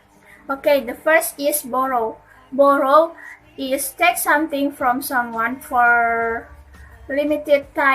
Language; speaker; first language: English; non-native, learner; Indonesian